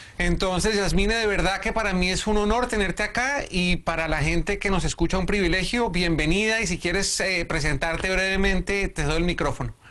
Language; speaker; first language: Spanish; native; Spanish